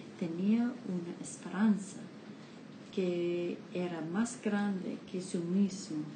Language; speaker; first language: Spanish; non-native, learner; English